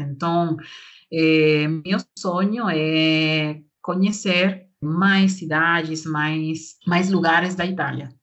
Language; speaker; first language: Portuguese; non-native, learner; Spanish